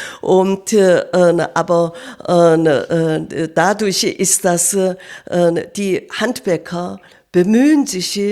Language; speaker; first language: German; non-native, fluent; Korean